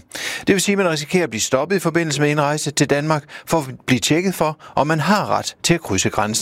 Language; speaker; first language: Danish; native; Danish